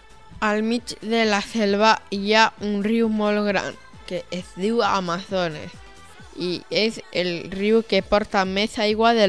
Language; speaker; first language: Catalan; early bilingual, other home language; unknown